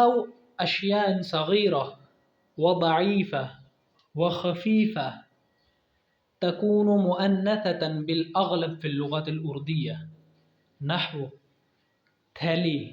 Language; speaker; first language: Arabic; non-native, fluent; Urdu